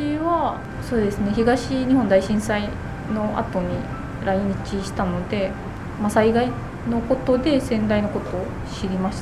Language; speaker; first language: Japanese; non-native, fluent; Malay